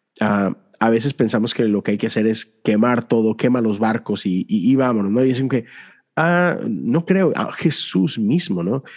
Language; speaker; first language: Spanish; native; Spanish